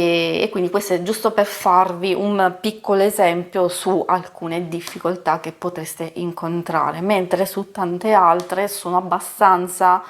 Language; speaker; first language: Italian; native; Italian